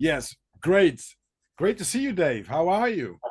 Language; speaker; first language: English; non-native, fluent; Dutch